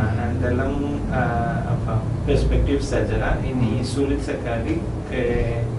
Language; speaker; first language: Indonesian; non-native, learner; Malayalam